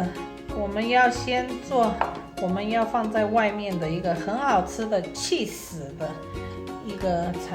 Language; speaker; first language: Chinese; early bilingual, heritage; Chinese